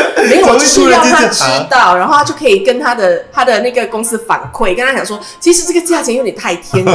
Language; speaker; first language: Chinese; native; Chinese